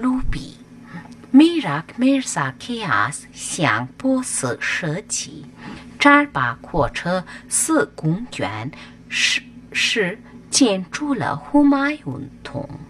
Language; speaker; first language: Chinese; non-native, learner; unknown